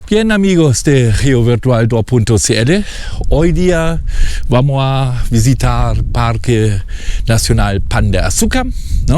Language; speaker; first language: Spanish; non-native, fluent; German